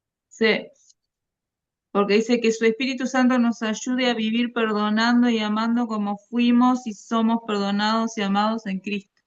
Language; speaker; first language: Spanish; native; Spanish